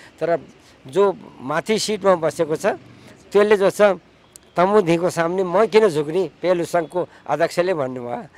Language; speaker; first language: Nepali; non-native, local second language; Gurung